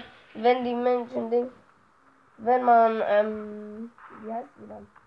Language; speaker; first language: German; native; German